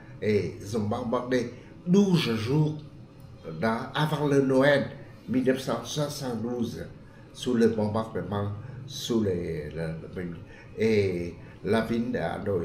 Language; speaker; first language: French; non-native, fluent; Vietnamese